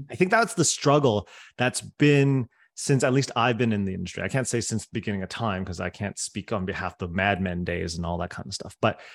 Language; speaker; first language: English; non-native, fluent; Cantonese